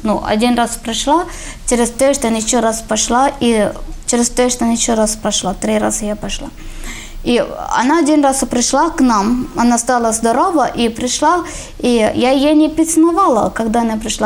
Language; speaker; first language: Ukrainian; non-native, learner; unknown